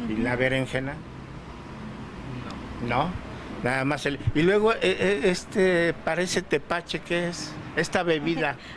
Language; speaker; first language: Spanish; native; Spanish